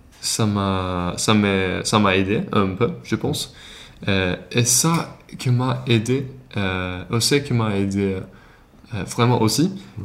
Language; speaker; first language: French; non-native, learner; Swedish